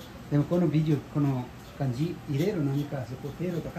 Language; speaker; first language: Japanese; non-native, learner; Portuguese